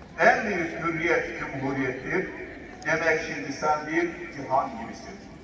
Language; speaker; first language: Turkish; native; Turkish